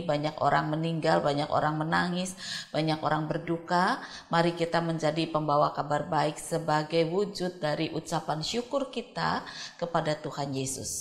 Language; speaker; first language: Indonesian; native; Indonesian